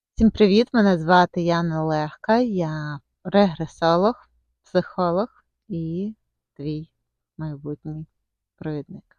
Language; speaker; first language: Ukrainian; non-native, local second language; Russian